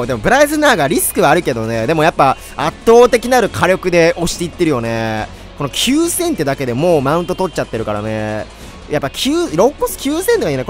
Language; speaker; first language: Japanese; native; Japanese